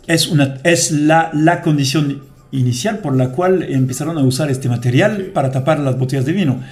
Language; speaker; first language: Spanish; non-native, fluent; French